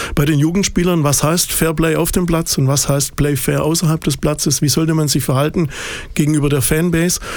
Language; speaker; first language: German; native; German